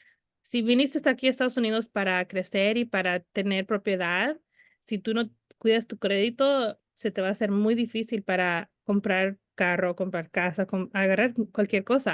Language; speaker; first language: Spanish; early bilingual, heritage; Spanish